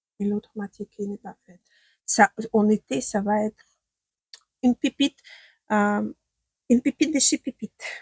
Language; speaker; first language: French; non-native, fluent; Ukrainian